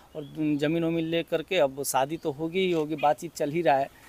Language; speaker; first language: Hindi; native; Hindi